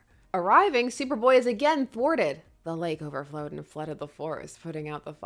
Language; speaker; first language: English; native; English